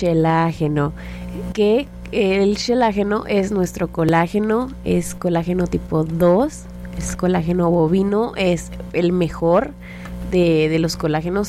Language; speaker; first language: Spanish; native; Spanish